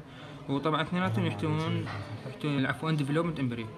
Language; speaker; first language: Arabic; native; Arabic